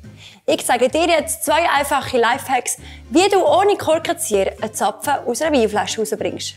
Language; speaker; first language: German; native; German